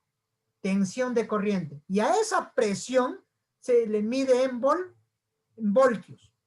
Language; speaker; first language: Spanish; native; Spanish